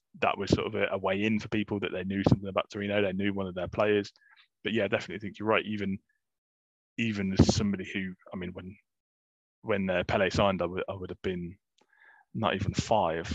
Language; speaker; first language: English; native; English